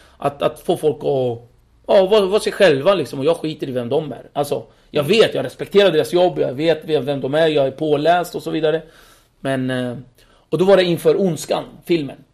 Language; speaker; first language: Swedish; early bilingual, other home language; Kurdish